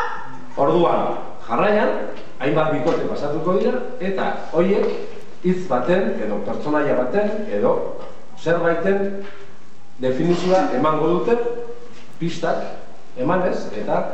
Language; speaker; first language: Basque; non-native, learner; Spanish